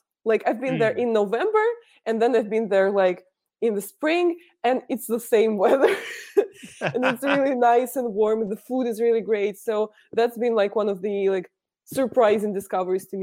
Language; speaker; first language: English; non-native, fluent; Russian